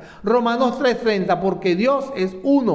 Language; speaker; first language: Spanish; native; Spanish